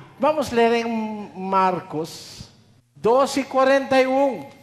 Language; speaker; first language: Portuguese; non-native, learner; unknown